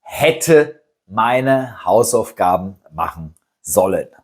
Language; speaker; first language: German; non-native, fluent; Polish